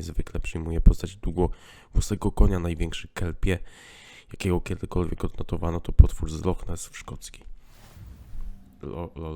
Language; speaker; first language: Polish; native; Polish